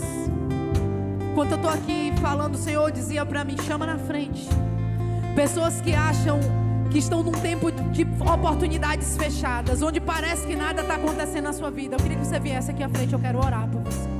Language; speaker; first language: Portuguese; native; Portuguese